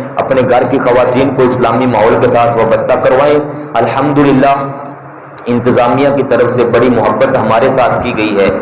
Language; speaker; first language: Urdu; non-native, local second language; Punjabi